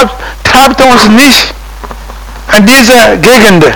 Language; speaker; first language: German; non-native, fluent; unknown